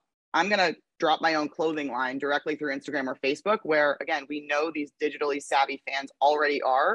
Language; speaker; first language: English; native; English